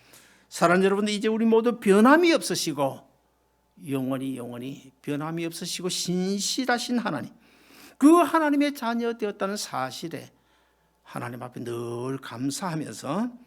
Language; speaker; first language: Korean; native; Korean